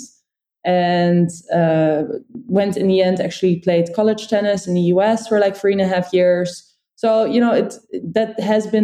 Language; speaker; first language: English; non-native, fluent; Dutch